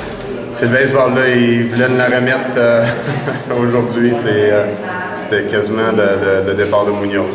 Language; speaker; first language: French; native; French